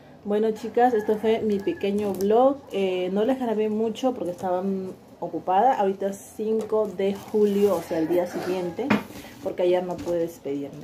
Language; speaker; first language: Spanish; native; Spanish